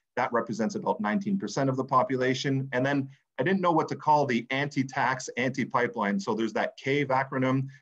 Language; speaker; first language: English; native; English